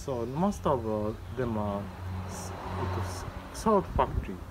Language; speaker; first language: English; non-native, learner; Indonesian